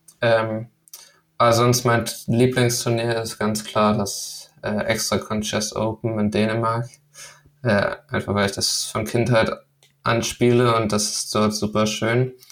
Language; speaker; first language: German; early bilingual, other home language; Danish